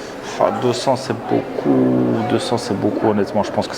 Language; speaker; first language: French; native; French